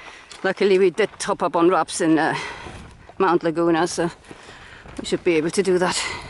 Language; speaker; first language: English; native; English